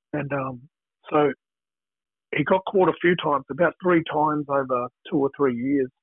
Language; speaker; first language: English; native; English